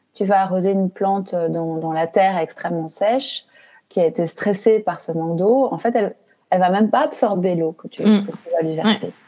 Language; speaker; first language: French; native; French